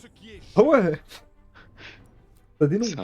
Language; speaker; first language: French; native; French